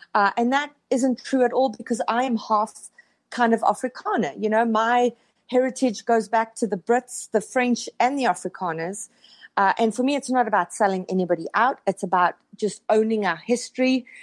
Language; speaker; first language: English; native; English